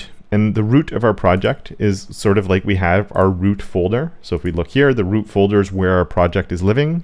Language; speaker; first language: English; native; English